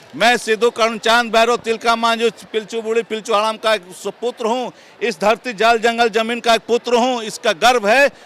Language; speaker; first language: Hindi; non-native, local second language; Santali